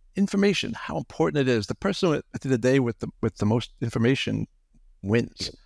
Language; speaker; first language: English; native; English